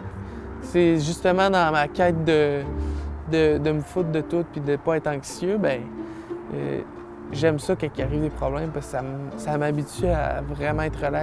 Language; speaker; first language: French; native; French